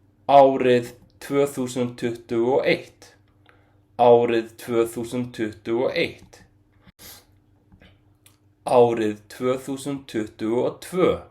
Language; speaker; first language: Icelandic; non-native, fluent; Arabic